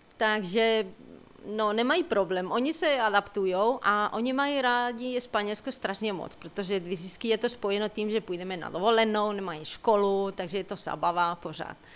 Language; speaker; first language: Czech; non-native, fluent; Spanish